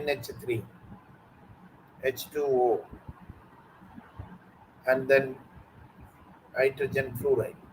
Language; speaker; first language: English; non-native, local second language; Tamil